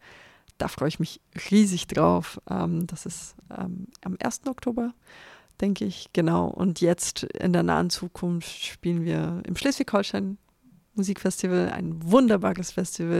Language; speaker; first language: German; native; German